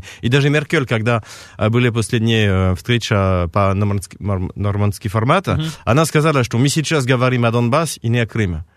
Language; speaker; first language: Russian; non-native, fluent; French